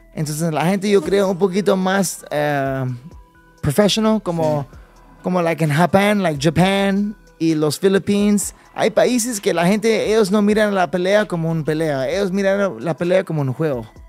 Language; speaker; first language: Spanish; early bilingual, other home language; English